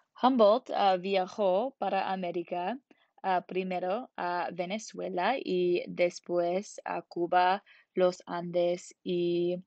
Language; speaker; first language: Spanish; non-native, learner; English